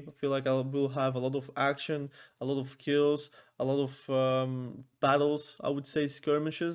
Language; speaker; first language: English; non-native, fluent; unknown